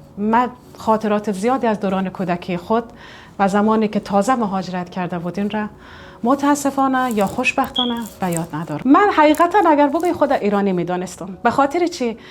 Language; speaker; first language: Persian; native; Persian